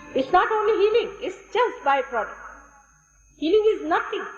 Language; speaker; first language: English; non-native, local second language; Marathi